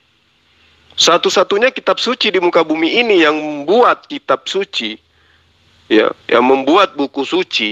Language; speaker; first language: Indonesian; native; Indonesian